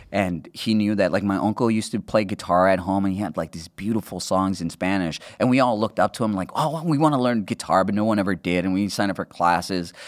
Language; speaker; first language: English; early bilingual, other home language; Spanish